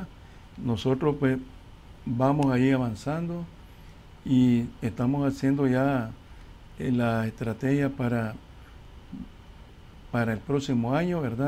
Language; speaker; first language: Spanish; native; Spanish